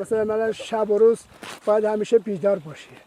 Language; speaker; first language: Persian; non-native, local second language; Azerbaijani